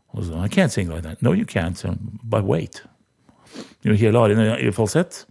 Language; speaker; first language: Norwegian; native; Norwegian